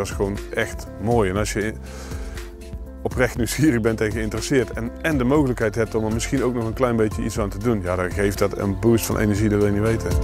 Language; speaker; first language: Dutch; native; Dutch